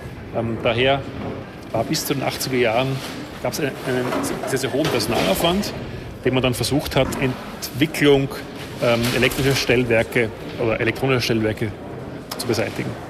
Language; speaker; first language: German; native; German